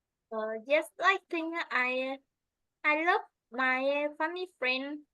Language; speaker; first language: English; non-native, learner; Vietnamese